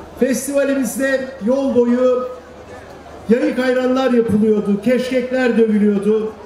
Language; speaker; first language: Turkish; native; Turkish